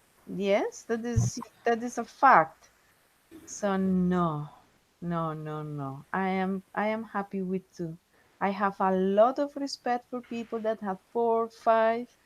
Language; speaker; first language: English; non-native, fluent; Spanish